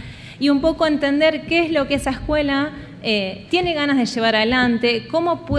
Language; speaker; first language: Spanish; native; Spanish